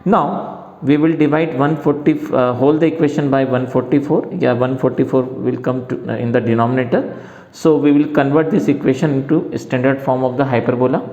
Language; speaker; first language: English; non-native, local second language; Hindi